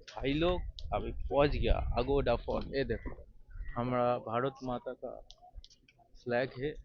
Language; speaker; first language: Hindi; non-native, local second language; Bangla